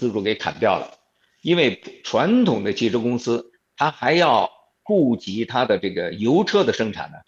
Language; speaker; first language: Chinese; native; Chinese